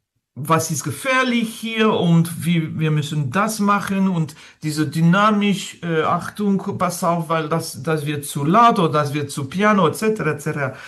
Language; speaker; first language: German; non-native, learner; French